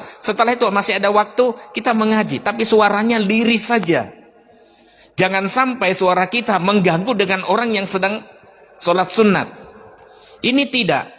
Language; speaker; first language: Indonesian; native; Indonesian